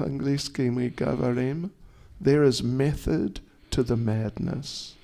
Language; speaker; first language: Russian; non-native, learner; English